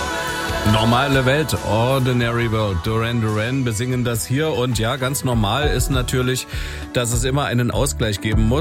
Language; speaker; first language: German; native; German